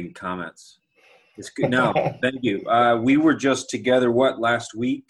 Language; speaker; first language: English; native; English